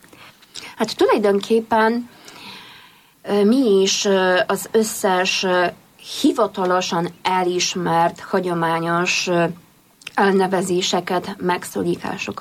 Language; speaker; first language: Hungarian; non-native, fluent; Polish